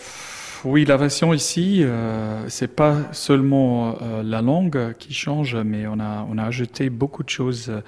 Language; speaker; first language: French; non-native, learner; German